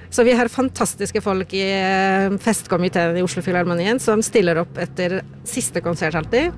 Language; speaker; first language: Norwegian; non-native, fluent; Polish